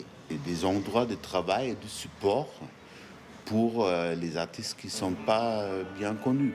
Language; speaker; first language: French; non-native, fluent; German